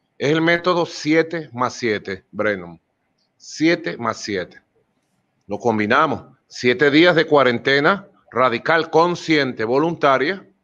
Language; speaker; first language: Spanish; native; Spanish